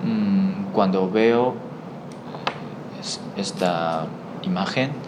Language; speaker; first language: Spanish; non-native, learner; Chinese